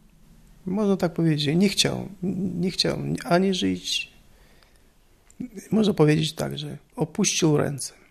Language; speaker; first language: Polish; non-native, learner; Russian